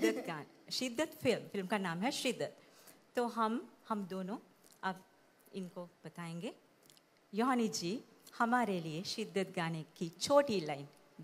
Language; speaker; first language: Hindi; non-native, fluent; Sinhala